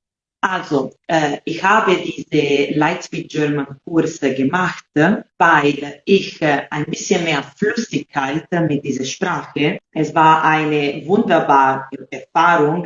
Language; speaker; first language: German; non-native, learner; Italian